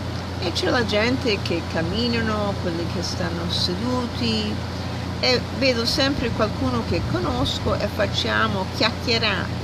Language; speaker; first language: Italian; early bilingual, heritage; English